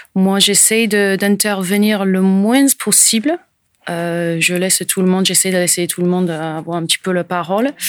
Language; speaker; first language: French; non-native, fluent; English